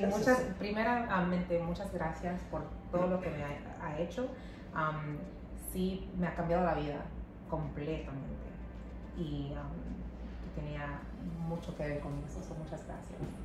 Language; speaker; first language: Spanish; non-native, local second language; English